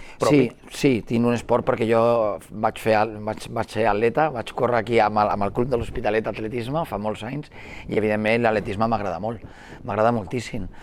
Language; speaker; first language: Catalan; non-native, local second language; Spanish